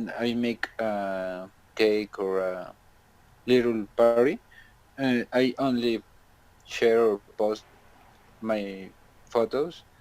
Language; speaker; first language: English; non-native, learner; Spanish